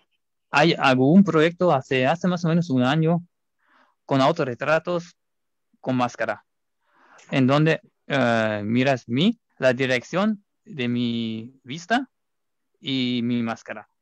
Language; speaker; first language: Spanish; non-native, fluent; German